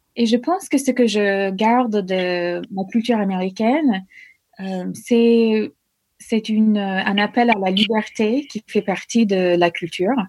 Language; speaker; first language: French; non-native, fluent; English